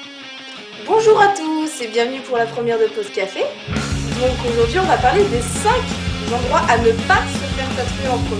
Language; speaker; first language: French; native; French